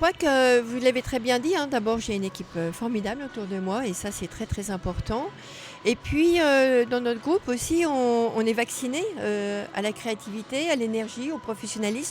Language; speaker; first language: French; native; French